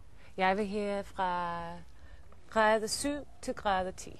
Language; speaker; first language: Danish; non-native, learner; English